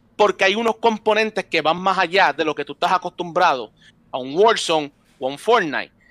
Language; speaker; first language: Spanish; native; Spanish